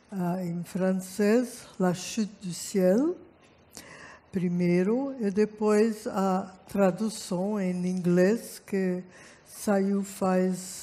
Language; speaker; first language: Portuguese; non-native, fluent; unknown